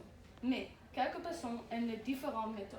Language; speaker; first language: French; non-native, learner; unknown